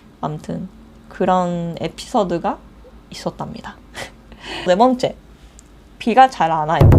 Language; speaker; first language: Korean; non-native, fluent; Japanese